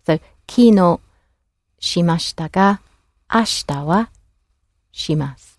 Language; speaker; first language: Japanese; non-native, fluent; English